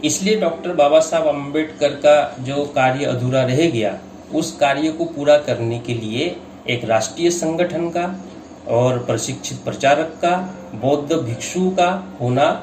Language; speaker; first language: Hindi; non-native, local second language; Marathi